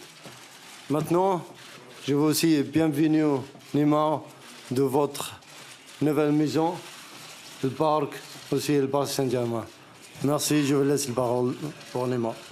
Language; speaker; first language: French; non-native, learner; Arabic